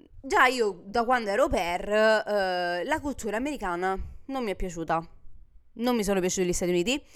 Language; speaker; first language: Italian; native; Italian